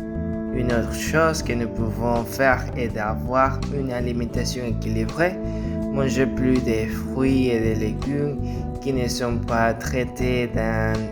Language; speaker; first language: French; non-native, learner; Spanish